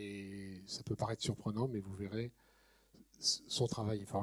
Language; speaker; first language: French; native; French